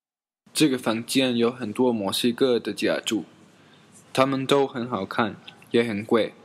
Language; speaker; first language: Chinese; non-native, learner; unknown